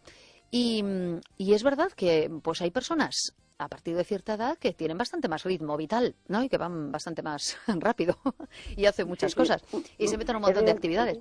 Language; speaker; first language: Spanish; native; Spanish